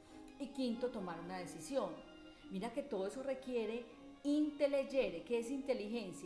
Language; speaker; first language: Spanish; native; Spanish